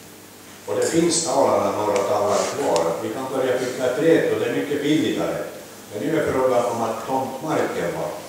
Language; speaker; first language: Swedish; non-native, learner; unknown